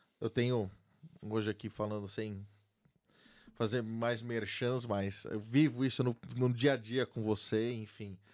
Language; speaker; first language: Portuguese; native; Portuguese